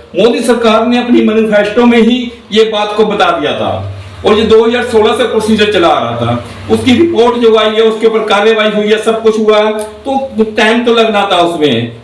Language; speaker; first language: Hindi; native; Hindi